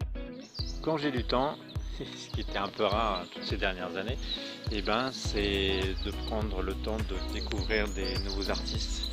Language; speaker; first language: French; native; French